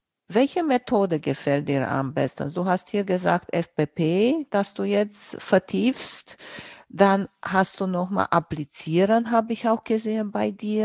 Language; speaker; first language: German; non-native, fluent; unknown